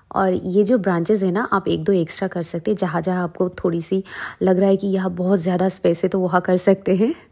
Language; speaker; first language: Hindi; non-native, local second language; Bangla